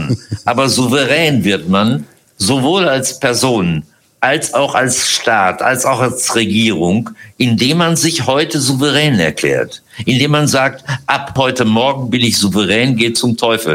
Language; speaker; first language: German; native; German